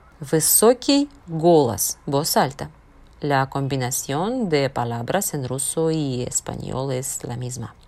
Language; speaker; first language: Spanish; non-native, fluent; Russian